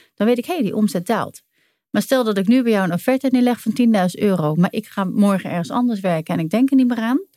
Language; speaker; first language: Dutch; native; Dutch